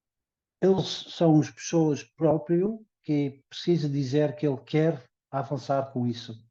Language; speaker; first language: Portuguese; early bilingual, heritage; Dutch